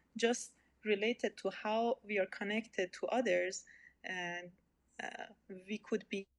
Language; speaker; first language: English; non-native, fluent; Persian